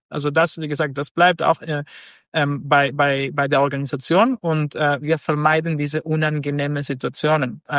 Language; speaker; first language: German; non-native, fluent; Spanish